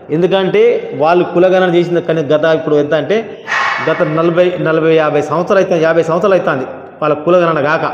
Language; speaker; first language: Telugu; non-native, local second language; Lambadi